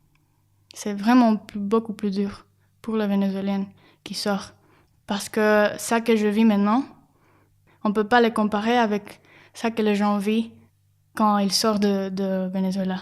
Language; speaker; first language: French; non-native, fluent; Spanish